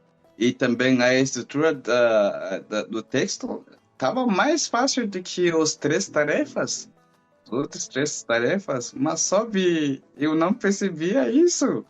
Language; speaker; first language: Portuguese; non-native, fluent; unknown